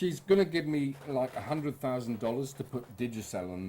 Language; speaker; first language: English; native; English